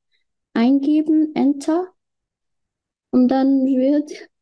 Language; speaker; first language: German; non-native, fluent; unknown